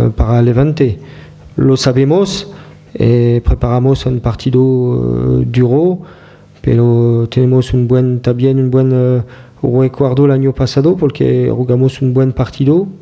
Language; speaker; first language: Spanish; non-native, fluent; French